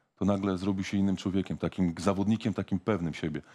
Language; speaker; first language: Polish; native; Polish